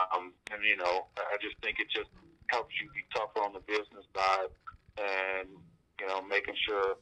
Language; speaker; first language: English; native; English